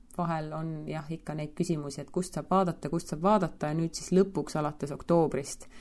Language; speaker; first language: Estonian; native; Estonian